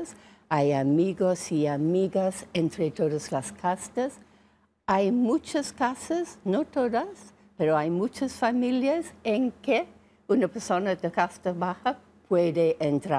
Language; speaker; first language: Spanish; non-native, fluent; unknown